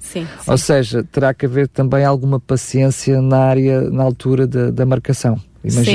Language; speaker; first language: Portuguese; native; Portuguese